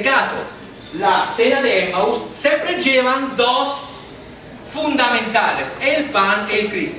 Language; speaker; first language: Spanish; non-native, fluent; Italian